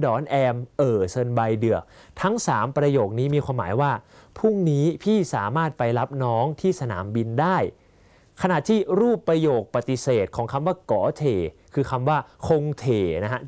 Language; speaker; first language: Thai; native; Thai